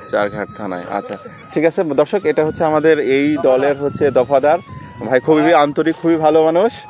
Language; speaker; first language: Bangla; native; Bangla